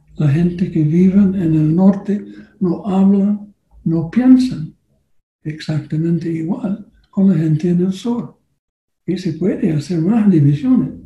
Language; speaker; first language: Spanish; non-native, learner; English